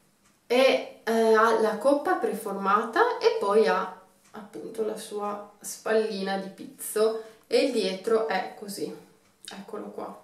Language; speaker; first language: Italian; native; Italian